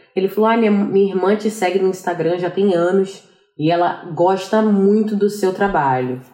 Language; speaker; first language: Portuguese; native; Portuguese